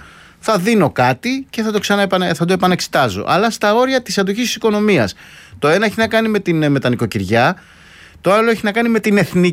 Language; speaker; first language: Greek; native; Greek